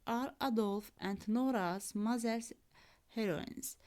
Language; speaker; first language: English; non-native, fluent; Azerbaijani